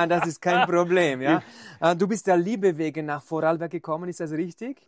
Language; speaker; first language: German; native; German